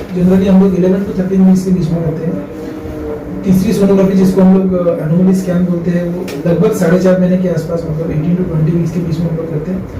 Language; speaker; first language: Hindi; non-native, local second language; Marathi